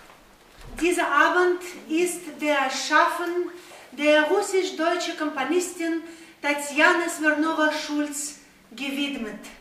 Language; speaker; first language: German; non-native, fluent; Russian